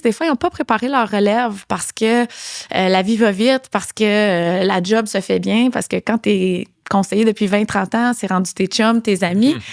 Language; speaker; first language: French; native; French